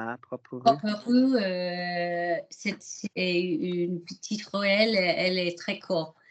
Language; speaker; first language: French; non-native, learner; English